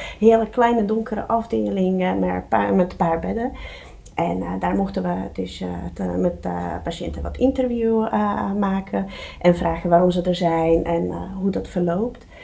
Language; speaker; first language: Dutch; non-native, fluent; Czech